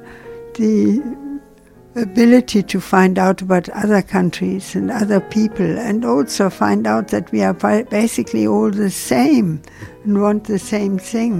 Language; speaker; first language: English; non-native, fluent; German